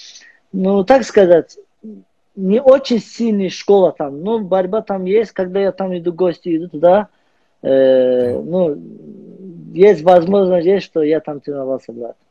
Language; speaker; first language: Russian; non-native, learner; Azerbaijani